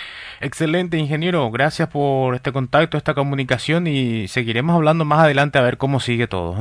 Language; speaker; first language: Spanish; native; Spanish